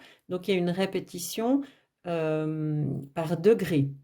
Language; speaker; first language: French; native; French